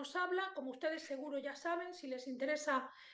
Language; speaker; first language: Spanish; native; Spanish